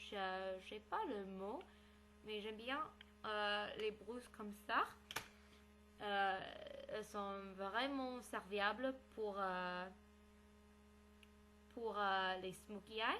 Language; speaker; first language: French; non-native, learner; English